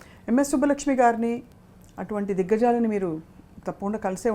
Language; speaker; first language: Telugu; native; Telugu